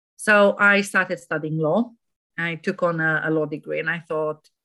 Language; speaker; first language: English; non-native, fluent; Romanian